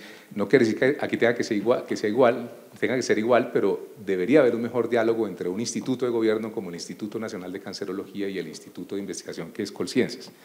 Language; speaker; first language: Spanish; native; Spanish